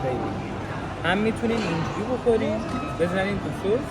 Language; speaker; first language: Persian; native; Persian